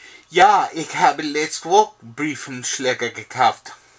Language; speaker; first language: German; non-native, learner; English